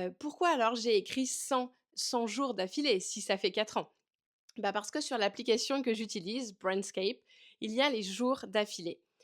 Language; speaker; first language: French; native; French